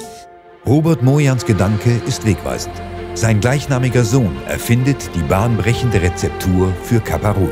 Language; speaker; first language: German; native; German